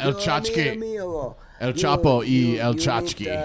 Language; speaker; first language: Spanish; non-native, learner; English